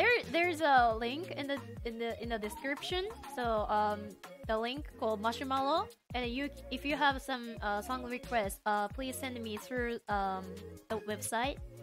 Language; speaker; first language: English; non-native, fluent; Japanese